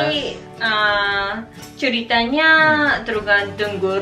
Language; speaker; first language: Indonesian; non-native, fluent; Japanese